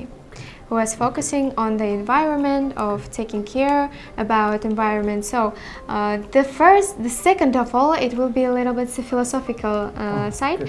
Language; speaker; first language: English; non-native, learner; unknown